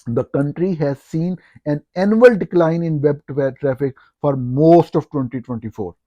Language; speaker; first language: English; non-native, local second language; Urdu